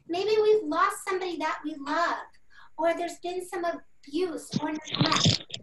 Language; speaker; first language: English; native; English